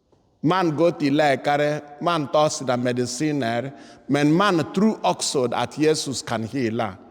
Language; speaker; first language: Swedish; non-native, fluent; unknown